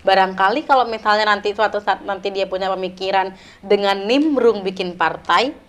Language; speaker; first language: Indonesian; native; Indonesian